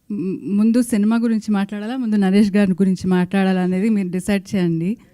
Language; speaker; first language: Telugu; non-native, local second language; Kannada